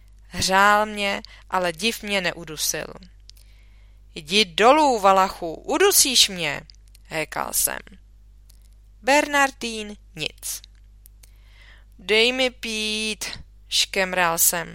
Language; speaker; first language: Czech; native; Czech